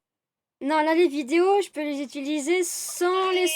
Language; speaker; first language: French; native; French